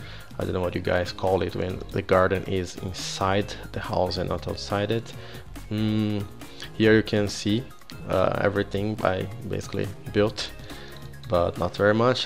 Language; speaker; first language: English; non-native, fluent; Portuguese